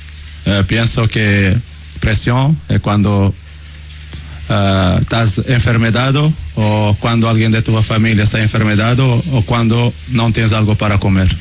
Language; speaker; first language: Spanish; non-native, learner; Portuguese